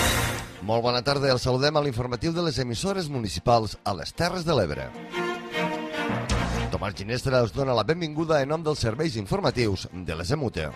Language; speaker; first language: Catalan; native; Catalan